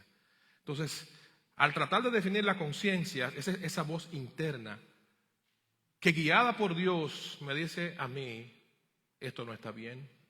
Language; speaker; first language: Spanish; native; Spanish